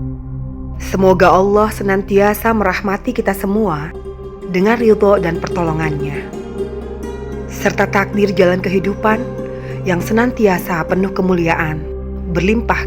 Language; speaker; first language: Indonesian; native; Indonesian